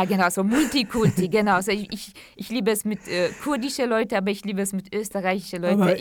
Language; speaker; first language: German; early bilingual, other home language; Central Kurdish